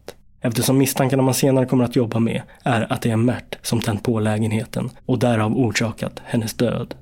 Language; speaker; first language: Swedish; native; Swedish